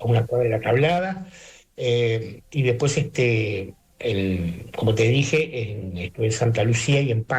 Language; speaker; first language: Spanish; native; Spanish